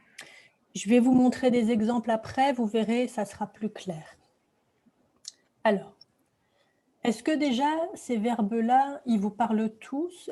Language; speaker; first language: French; native; French